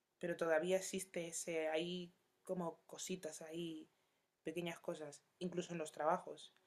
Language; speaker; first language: Spanish; early bilingual, other home language; Yoruba